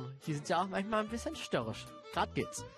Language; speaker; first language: German; native; German